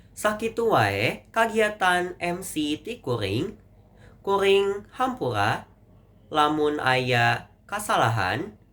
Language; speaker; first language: Sundanese; non-native, local second language; Indonesian